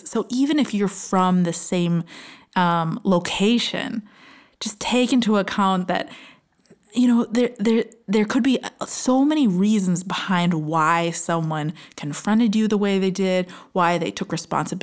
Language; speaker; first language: English; native; English